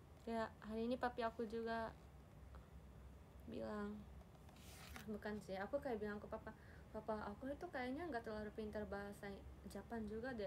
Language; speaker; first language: Indonesian; non-native, fluent; Japanese